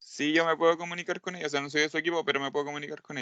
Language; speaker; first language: Spanish; native; Spanish